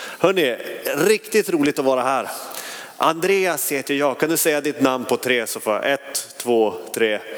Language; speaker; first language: Swedish; native; Swedish